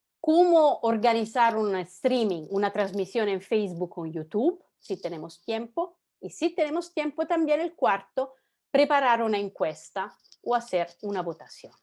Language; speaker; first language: Spanish; non-native, fluent; Italian